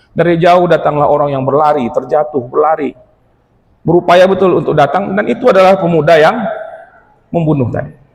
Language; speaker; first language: Indonesian; native; Indonesian